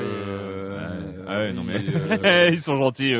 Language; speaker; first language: French; native; French